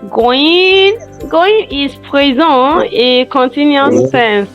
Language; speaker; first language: French; non-native, learner; English